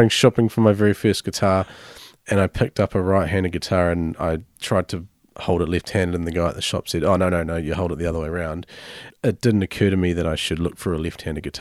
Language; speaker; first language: English; native; English